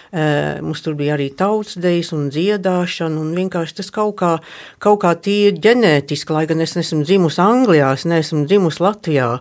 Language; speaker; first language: Latvian; early bilingual, heritage; Latvian